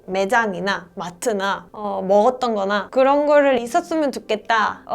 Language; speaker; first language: Korean; non-native, fluent; Spanish